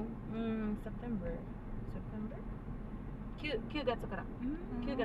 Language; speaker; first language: Japanese; non-native, learner; Filipino